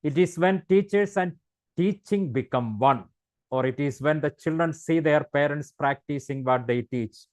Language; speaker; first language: English; non-native, local second language; Malayalam